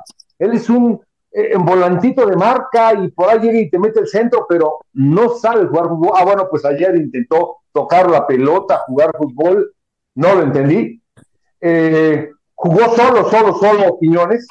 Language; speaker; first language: Spanish; native; Spanish